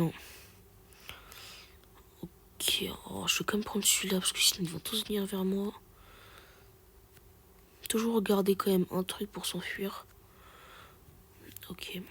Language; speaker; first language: French; native; French